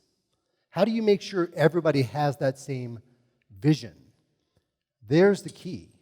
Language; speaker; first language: English; native; English